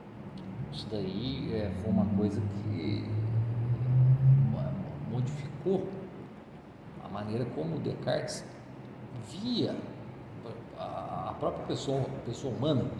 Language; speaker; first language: Portuguese; native; Portuguese